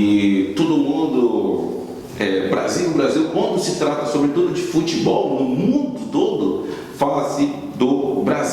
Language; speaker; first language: Portuguese; non-native, fluent; Haitian Creole